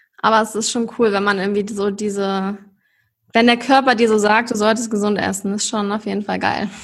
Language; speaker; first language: German; native; German